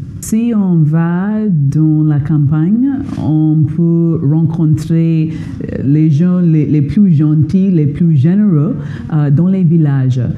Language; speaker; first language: French; non-native, fluent; English